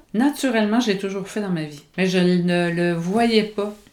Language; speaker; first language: French; native; French